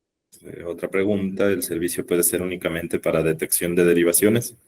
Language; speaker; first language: Spanish; native; Spanish